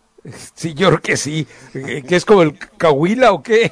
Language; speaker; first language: Spanish; native; Spanish